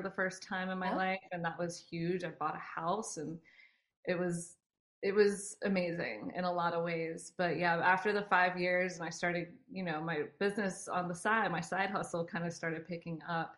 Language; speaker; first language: English; native; English